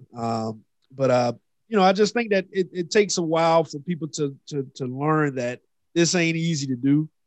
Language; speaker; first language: English; native; English